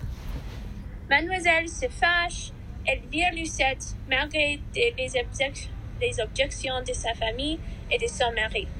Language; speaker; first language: French; non-native, learner; English